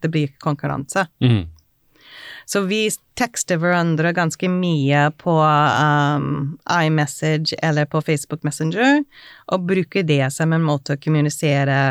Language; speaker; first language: Norwegian; non-native, fluent; English